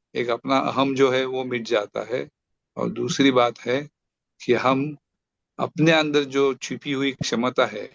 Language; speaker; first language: Hindi; non-native, local second language; Marathi